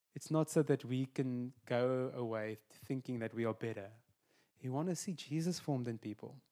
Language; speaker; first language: English; non-native, local second language; Afrikaans